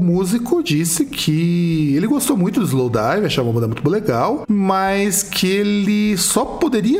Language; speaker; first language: Portuguese; native; Portuguese